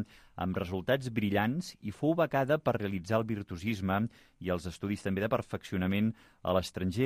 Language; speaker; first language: Catalan; native; Catalan